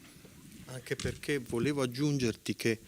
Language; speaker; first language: Italian; native; Italian